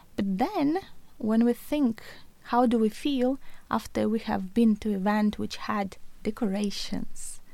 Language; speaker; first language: English; non-native, fluent; Latvian